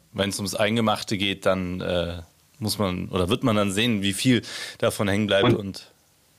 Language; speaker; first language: German; native; German